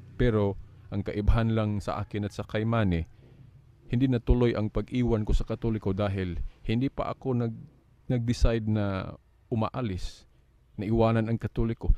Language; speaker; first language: Filipino; non-native, local second language; Cebuano